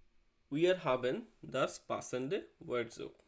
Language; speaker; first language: German; non-native, learner; Hindi